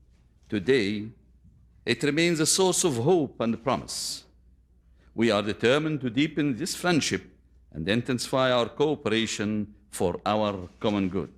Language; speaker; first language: English; non-native, fluent; Arabic